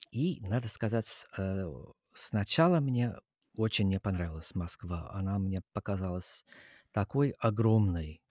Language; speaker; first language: Russian; non-native, fluent; English